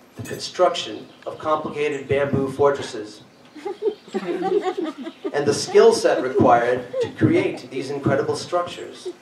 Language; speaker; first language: English; native; English